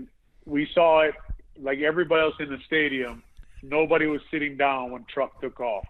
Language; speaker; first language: English; native; English